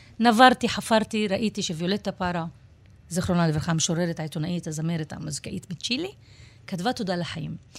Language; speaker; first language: Hebrew; non-native, local second language; Arabic